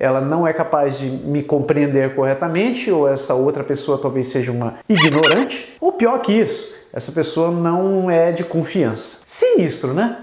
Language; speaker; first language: Portuguese; native; Portuguese